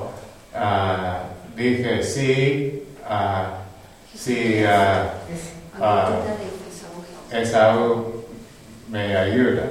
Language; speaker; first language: Spanish; non-native, learner; English